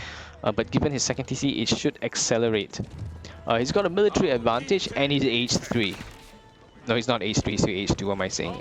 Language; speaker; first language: English; native; English